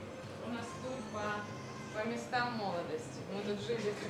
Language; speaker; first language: Russian; native; Russian